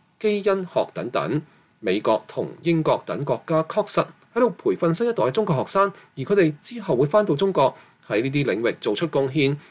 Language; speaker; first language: Chinese; non-native, local second language; Cantonese